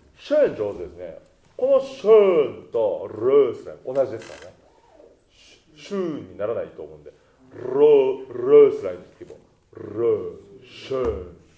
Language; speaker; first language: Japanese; native; Japanese